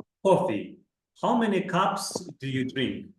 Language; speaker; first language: English; non-native, fluent; Kazakh